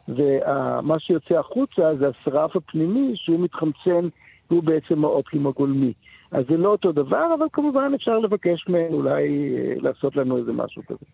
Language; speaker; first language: Hebrew; native; Hebrew